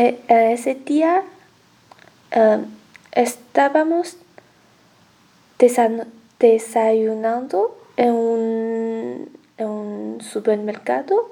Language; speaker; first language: Spanish; non-native, learner; Chinese